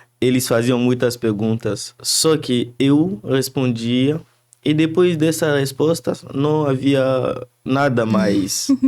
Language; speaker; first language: Portuguese; non-native, fluent; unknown